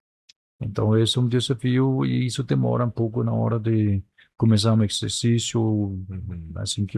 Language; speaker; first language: Portuguese; non-native, fluent; Danish